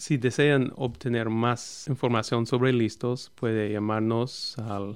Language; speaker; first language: Spanish; non-native, fluent; English